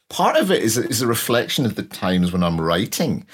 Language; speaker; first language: English; native; English